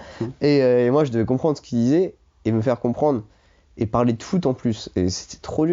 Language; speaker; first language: French; native; French